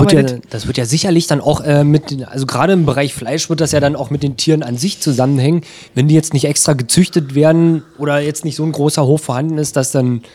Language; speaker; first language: German; native; German